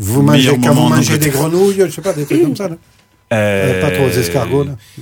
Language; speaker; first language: French; native; French